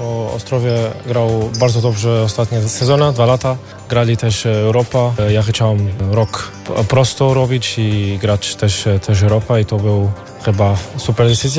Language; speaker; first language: Polish; non-native, learner; Portuguese